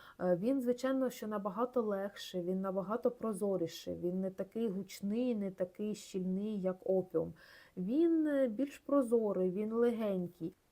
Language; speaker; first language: Ukrainian; non-native, local second language; Russian